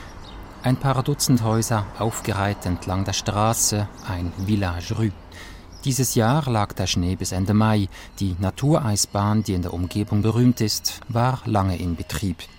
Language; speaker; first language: German; native; German